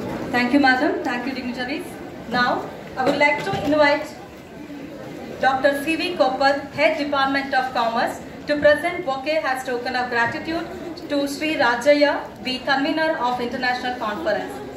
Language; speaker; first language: English; non-native, local second language; Kannada